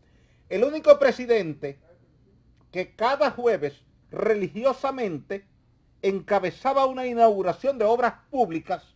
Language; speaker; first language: Spanish; native; Spanish